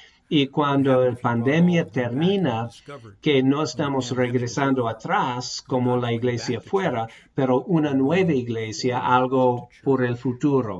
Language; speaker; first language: Spanish; non-native, fluent; English